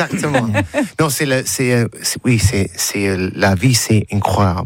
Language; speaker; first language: French; non-native, learner; English